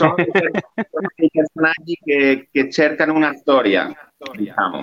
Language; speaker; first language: Italian; non-native, fluent; Spanish